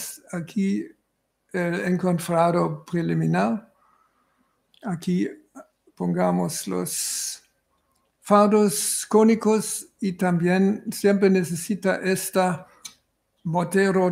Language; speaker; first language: Spanish; non-native, fluent; German